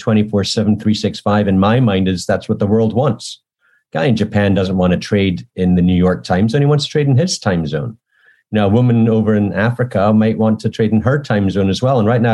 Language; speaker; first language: English; native; English